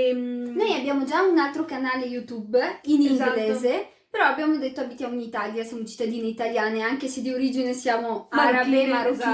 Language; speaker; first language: Italian; early bilingual, other home language; Arabic